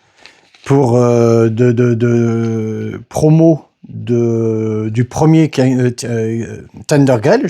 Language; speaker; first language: French; native; French